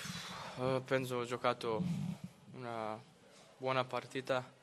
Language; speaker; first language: Italian; non-native, learner; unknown